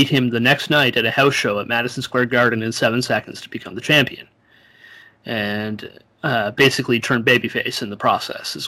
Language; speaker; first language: English; native; English